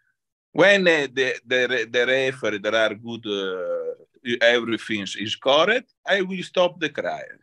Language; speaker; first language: English; non-native, learner; Italian